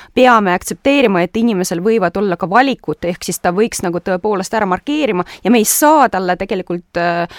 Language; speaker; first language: Estonian; non-native, local second language; Russian